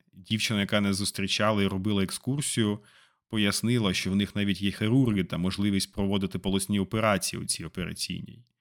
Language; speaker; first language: Ukrainian; non-native, local second language; Russian